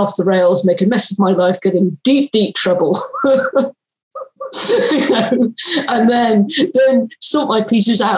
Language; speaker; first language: English; native; English